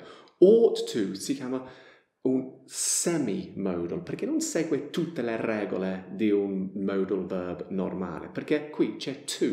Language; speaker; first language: Italian; non-native, fluent; English